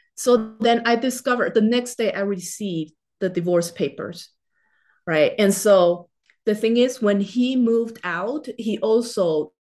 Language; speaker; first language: English; non-native, fluent; Chinese